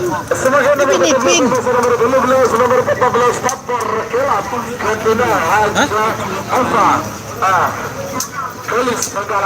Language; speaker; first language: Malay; non-native, local second language; Madurese